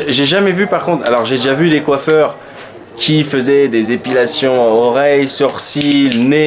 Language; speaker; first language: French; native; French